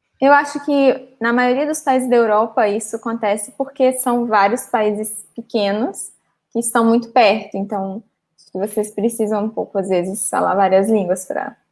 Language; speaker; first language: Portuguese; native; Portuguese